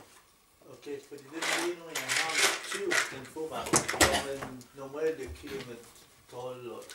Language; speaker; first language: Danish; non-native, learner; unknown